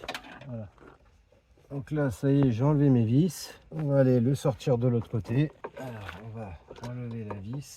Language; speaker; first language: French; native; French